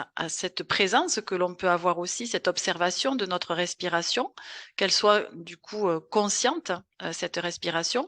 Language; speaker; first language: French; native; French